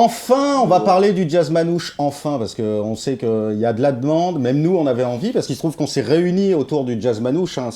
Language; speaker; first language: French; native; French